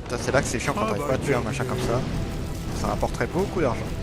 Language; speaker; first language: French; native; French